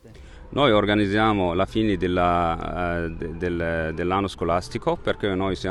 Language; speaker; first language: Italian; non-native, fluent; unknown